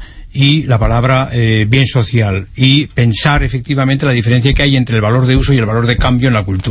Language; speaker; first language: Spanish; native; Spanish